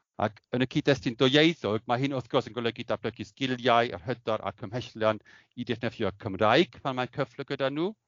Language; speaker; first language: Welsh; non-native, fluent; German